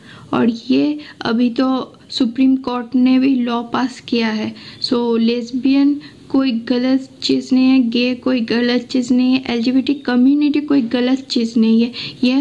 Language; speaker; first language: Hindi; non-native, local second language; Assamese